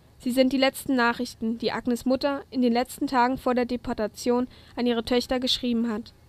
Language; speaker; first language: German; native; German